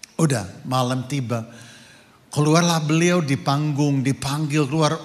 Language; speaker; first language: Indonesian; non-native, fluent; English